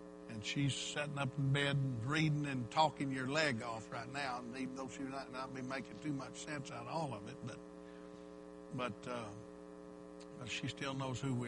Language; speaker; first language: English; native; English